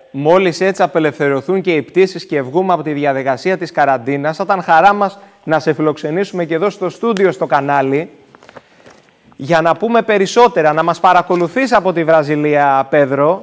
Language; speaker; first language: Greek; native; Greek